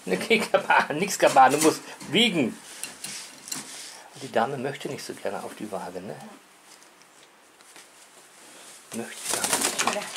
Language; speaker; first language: German; native; German